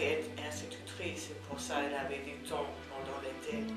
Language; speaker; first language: French; non-native, fluent; English